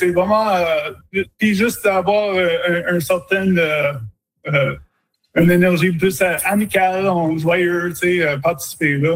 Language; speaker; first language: French; native; French